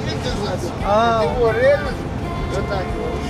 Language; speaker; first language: Russian; non-native, local second language; Kazakh